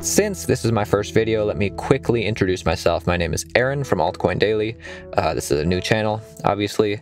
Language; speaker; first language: English; native; English